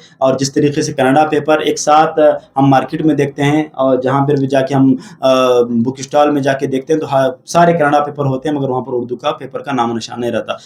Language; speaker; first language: Urdu; native; Urdu